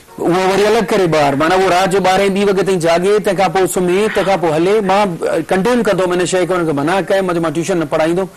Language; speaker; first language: Sindhi; native; Sindhi